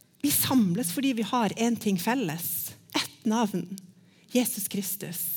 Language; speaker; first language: Norwegian; native; Norwegian